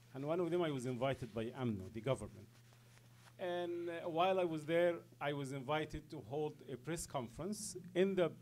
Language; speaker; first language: English; non-native, fluent; Arabic